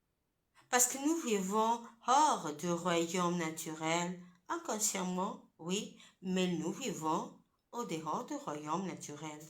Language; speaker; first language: French; non-native, fluent; Italian